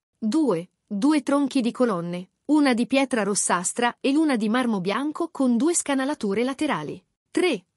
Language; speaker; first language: Italian; native; Italian